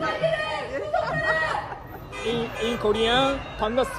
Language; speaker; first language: English; non-native, learner; Japanese